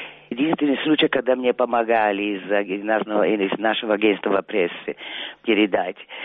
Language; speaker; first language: Russian; non-native, fluent; Italian